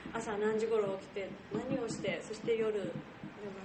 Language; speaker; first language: Japanese; native; Japanese